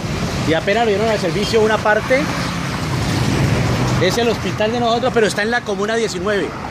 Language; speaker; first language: Spanish; native; Spanish